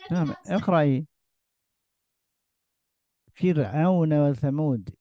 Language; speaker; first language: Arabic; non-native, fluent; Indonesian